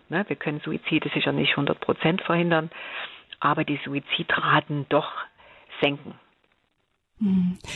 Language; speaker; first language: German; native; German